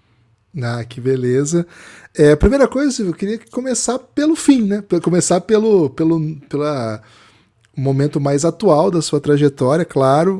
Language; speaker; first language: Portuguese; native; Portuguese